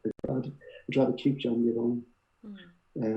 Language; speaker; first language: English; native; English